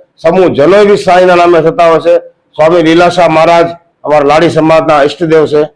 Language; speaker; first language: Gujarati; non-native, local second language; Sindhi